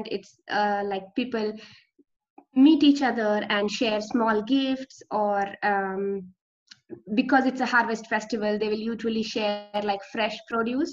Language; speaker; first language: English; non-native, local second language; Marathi